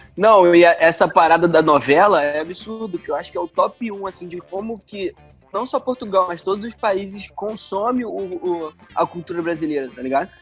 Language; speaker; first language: Portuguese; native; Portuguese